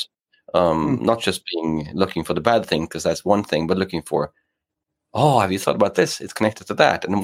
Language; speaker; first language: English; non-native, fluent; Norwegian